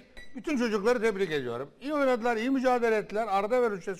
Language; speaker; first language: Turkish; native; Turkish